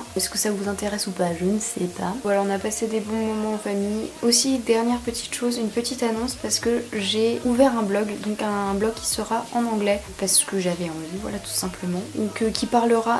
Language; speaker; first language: French; native; French